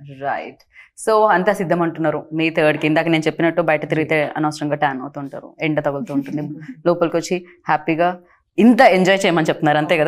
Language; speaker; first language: Telugu; native; Telugu